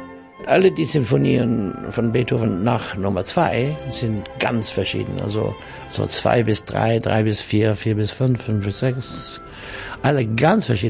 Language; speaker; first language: German; non-native, fluent; English